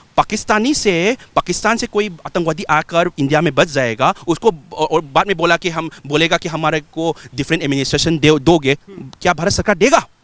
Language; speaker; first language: Hindi; non-native, local second language; Manipuri